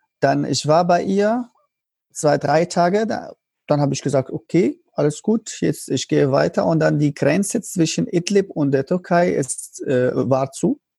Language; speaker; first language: German; non-native, learner; Arabic